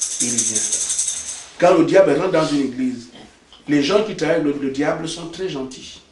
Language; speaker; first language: French; non-native, local second language; Basaa